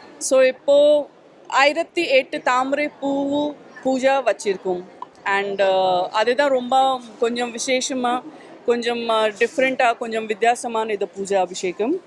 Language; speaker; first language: Tamil; non-native, local second language; Gujarati